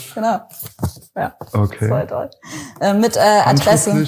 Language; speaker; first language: German; native; German